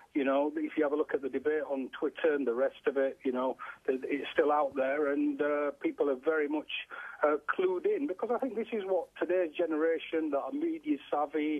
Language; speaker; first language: English; native; English